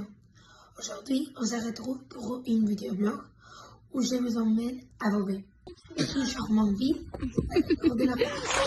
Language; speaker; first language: French; non-native, fluent; Spanish